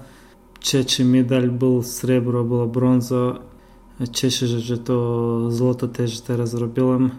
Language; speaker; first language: Polish; non-native, fluent; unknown